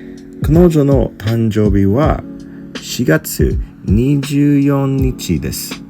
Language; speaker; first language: Japanese; non-native, learner; English